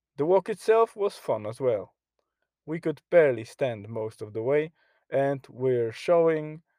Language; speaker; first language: English; non-native, fluent; Polish